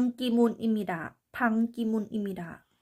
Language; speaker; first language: Korean; non-native, learner; Thai